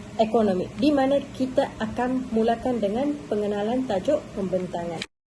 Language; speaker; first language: Malay; non-native, local second language; Tamil